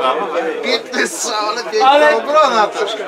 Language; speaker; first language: Polish; native; Polish